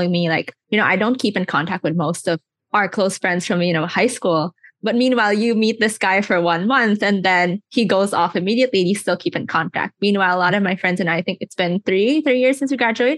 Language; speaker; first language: English; non-native, local second language; Filipino